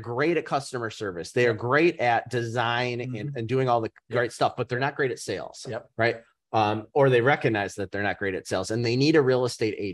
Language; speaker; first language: English; native; English